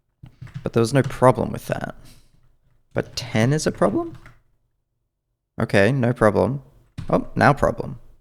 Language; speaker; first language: English; native; English